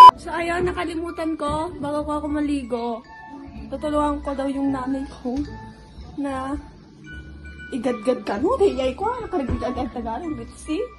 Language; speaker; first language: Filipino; non-native, local second language; Iloko